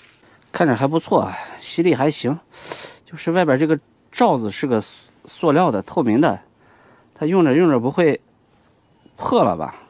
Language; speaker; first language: Chinese; native; Chinese